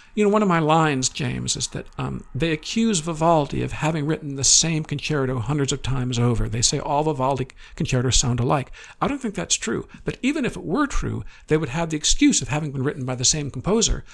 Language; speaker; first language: English; native; English